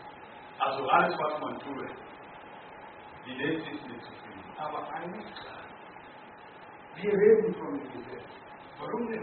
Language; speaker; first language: German; non-native, learner; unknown